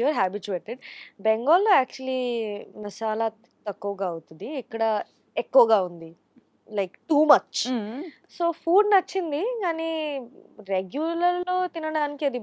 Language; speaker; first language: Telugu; non-native, local second language; Bangla